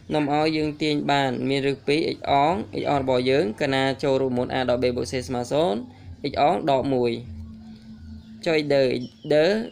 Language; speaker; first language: Khmer; native; Khmer